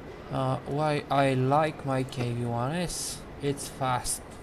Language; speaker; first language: English; non-native, fluent; Bulgarian